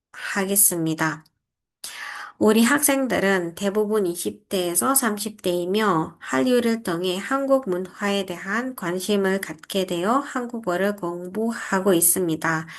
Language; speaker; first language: Korean; non-native, fluent; Indonesian